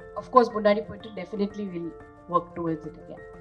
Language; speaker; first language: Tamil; non-native, fluent; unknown